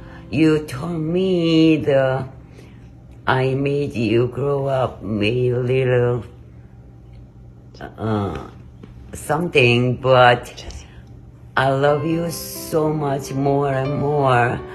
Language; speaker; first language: English; non-native, fluent; Korean